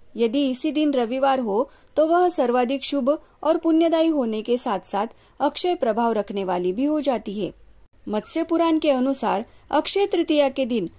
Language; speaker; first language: Hindi; non-native, local second language; Marathi